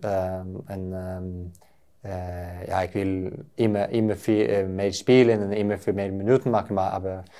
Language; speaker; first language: German; non-native, learner; Norwegian